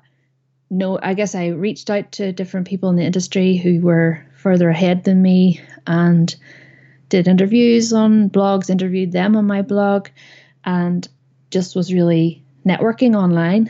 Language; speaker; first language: English; native; English